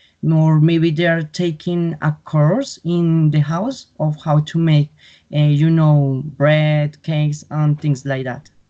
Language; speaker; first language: English; non-native, fluent; Spanish